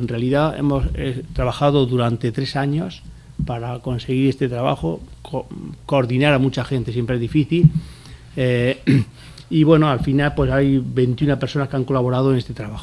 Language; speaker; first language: Spanish; native; Spanish